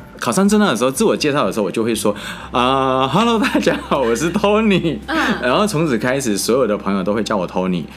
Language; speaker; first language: Chinese; non-native, fluent; Indonesian